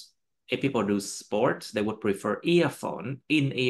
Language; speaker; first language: English; non-native, fluent; Vietnamese